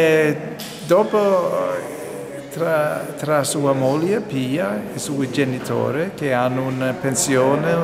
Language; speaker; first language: Italian; non-native, fluent; Swedish